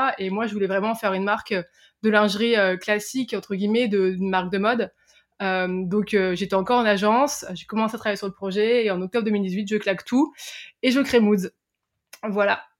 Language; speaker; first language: French; native; French